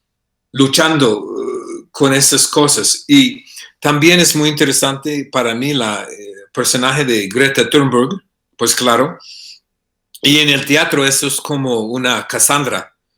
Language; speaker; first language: Spanish; non-native, fluent; English